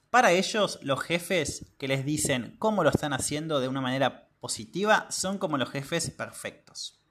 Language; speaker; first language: Spanish; native; Spanish